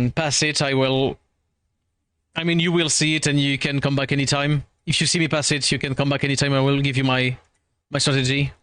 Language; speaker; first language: English; non-native, fluent; French